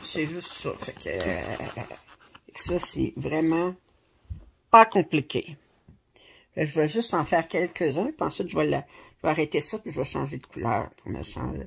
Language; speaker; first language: French; native; French